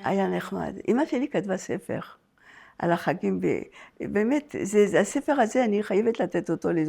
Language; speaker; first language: Hebrew; non-native, fluent; French